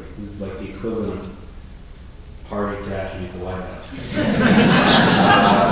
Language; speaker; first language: English; native; English